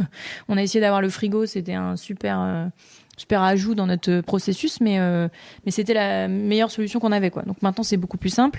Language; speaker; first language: French; native; French